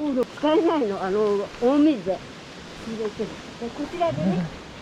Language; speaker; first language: Japanese; native; Japanese